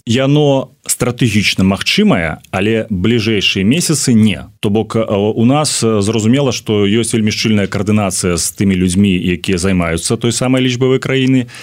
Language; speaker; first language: Belarusian; native; Belarusian